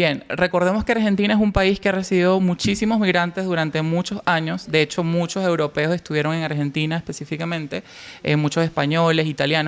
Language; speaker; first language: Spanish; native; Spanish